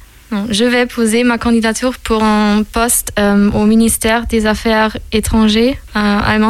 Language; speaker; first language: French; non-native, fluent; German